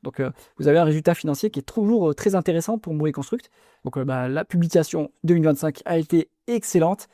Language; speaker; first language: French; native; French